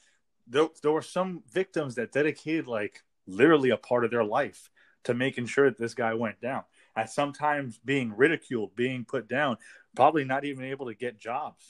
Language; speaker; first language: English; native; English